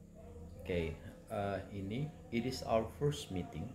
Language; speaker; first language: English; non-native, fluent; Indonesian